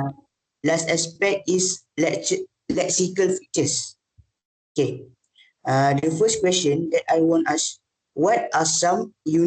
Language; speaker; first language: English; non-native, learner; Malay